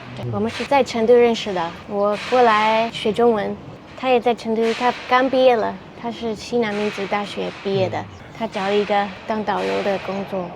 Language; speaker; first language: Chinese; non-native, fluent; English